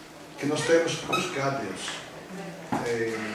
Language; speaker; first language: Portuguese; non-native, fluent; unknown